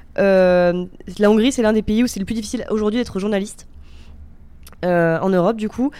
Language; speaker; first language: French; native; French